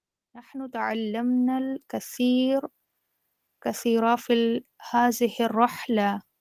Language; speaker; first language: Arabic; non-native, learner; Urdu